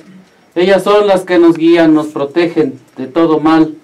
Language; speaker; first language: Spanish; native; Spanish